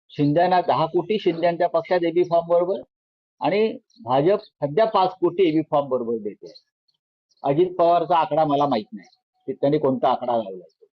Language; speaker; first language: Marathi; native; Marathi